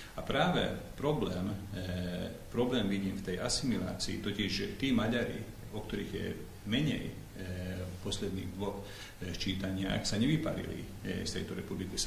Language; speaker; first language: Slovak; non-native, local second language; Hungarian